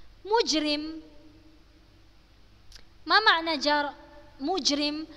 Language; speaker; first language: Arabic; non-native, fluent; Indonesian